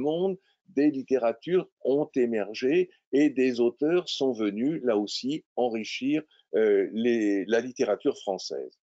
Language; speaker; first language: French; native; French